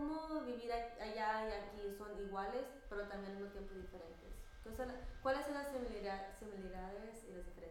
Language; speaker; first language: Spanish; early bilingual, heritage; Spanish